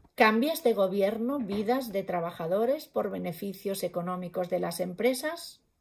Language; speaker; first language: Spanish; non-native, local second language; Catalan